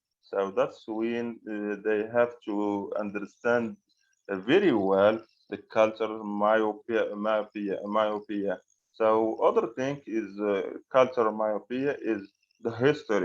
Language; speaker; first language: English; non-native, fluent; Arabic